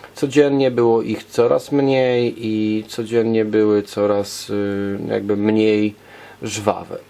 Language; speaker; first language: Polish; native; Polish